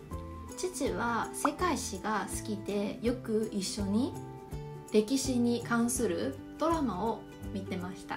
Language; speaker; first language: Japanese; non-native, fluent; Chinese